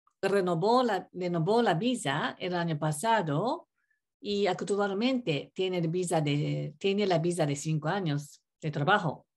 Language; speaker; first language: Spanish; non-native, learner; Japanese